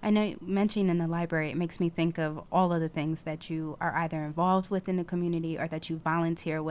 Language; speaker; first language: English; native; English